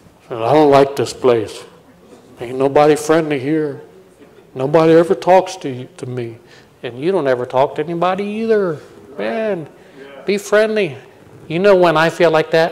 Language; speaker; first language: English; native; English